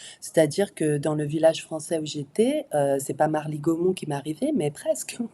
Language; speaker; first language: French; early bilingual, other home language; Arabic